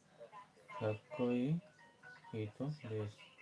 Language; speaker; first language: Japanese; non-native, learner; Hindi